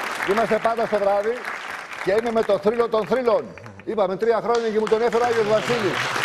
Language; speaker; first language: Greek; native; Greek